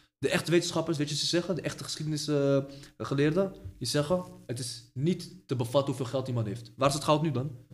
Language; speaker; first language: Dutch; early bilingual, other home language; Arabic